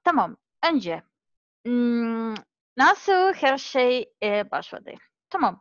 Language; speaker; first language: Turkish; non-native, learner; Serbian